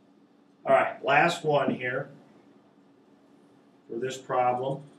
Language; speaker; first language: English; native; English